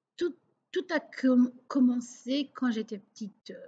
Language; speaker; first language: French; non-native, local second language; Portuguese